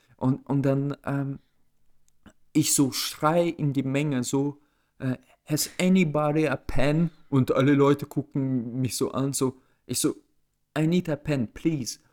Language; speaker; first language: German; early bilingual, other home language; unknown